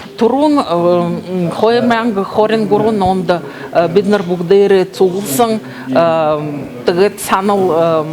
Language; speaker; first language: Mongolian; non-native, fluent; Russian